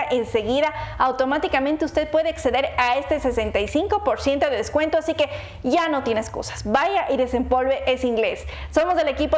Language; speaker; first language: Spanish; native; Spanish